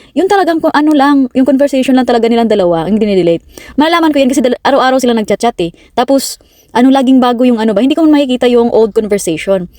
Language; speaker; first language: Filipino; non-native, local second language; Cebuano